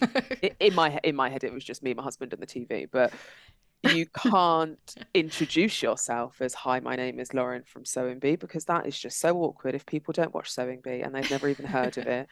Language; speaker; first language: English; native; English